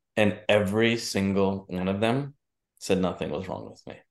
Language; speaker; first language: English; native; English